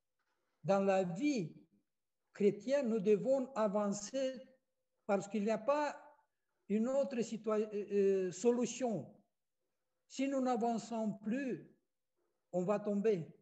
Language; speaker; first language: French; non-native, fluent; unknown